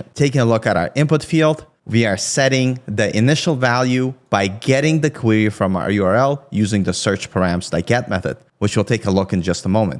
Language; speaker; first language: English; native; English